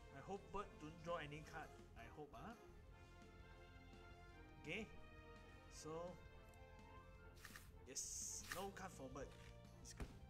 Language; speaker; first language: English; non-native, local second language; Chinese